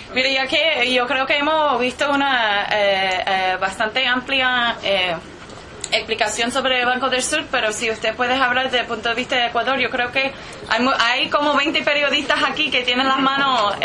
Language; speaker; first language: Spanish; non-native, fluent; English